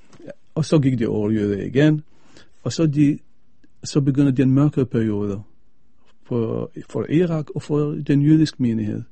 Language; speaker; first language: Danish; non-native, fluent; Arabic